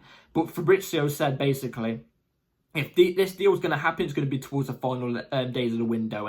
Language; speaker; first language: English; native; English